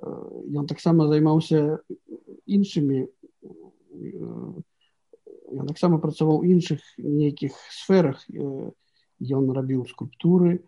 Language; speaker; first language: Belarusian; native; Belarusian